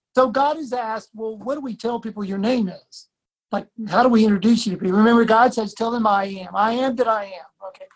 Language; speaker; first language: English; native; English